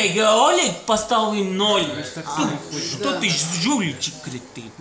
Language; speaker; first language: Russian; non-native, fluent; Latvian